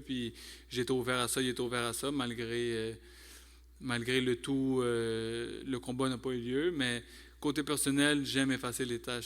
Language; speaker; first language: French; native; French